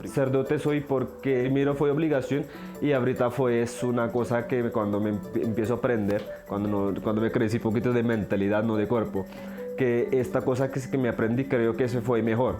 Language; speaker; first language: Spanish; non-native, learner; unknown